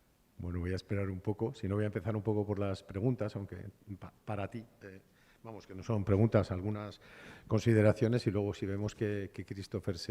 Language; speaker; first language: Spanish; native; Spanish